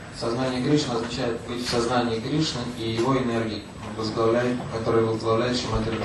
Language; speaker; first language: Russian; native; Russian